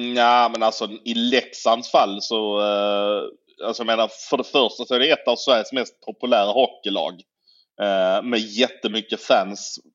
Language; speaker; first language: Swedish; native; Swedish